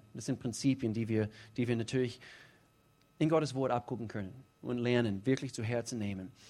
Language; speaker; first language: German; non-native, fluent; English